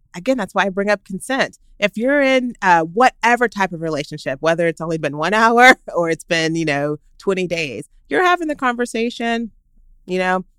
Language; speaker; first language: English; native; English